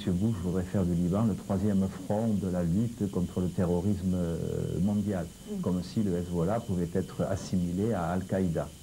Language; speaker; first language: French; native; French